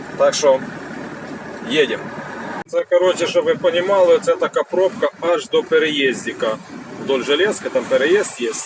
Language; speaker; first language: Ukrainian; non-native, local second language; Russian